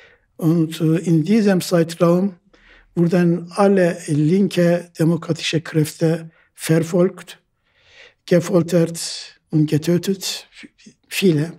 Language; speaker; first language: German; non-native, fluent; Turkish